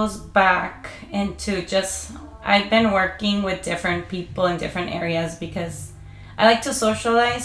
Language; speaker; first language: English; non-native, fluent; Spanish